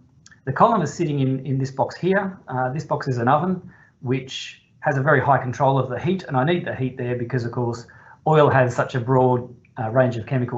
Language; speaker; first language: English; native; English